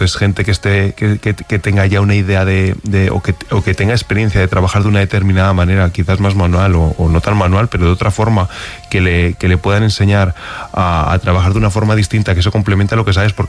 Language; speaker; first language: Spanish; native; Spanish